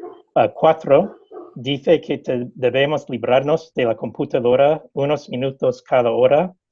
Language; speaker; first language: Spanish; non-native, fluent; English